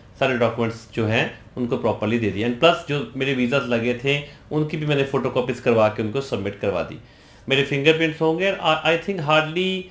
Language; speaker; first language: Hindi; non-native, local second language; Punjabi